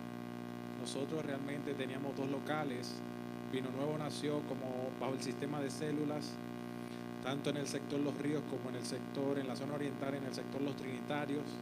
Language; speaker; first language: Spanish; native; Spanish